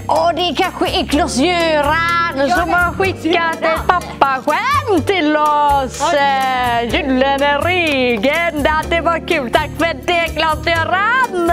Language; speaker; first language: Swedish; native; Swedish